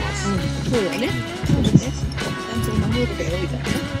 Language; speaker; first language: Japanese; native; Japanese